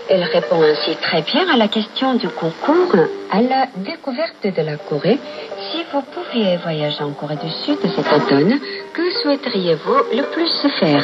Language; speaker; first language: French; native; French